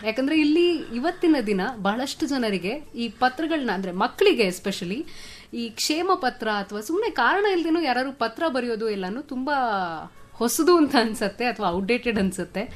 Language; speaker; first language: Kannada; native; Kannada